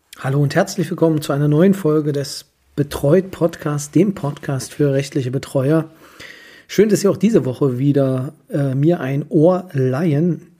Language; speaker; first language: German; native; German